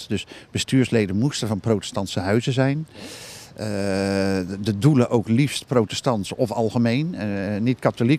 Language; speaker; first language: Dutch; native; Dutch